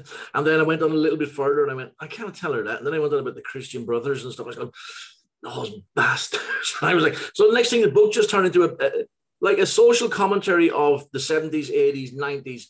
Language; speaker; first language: English; native; English